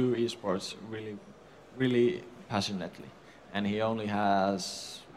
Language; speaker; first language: English; non-native, fluent; Finnish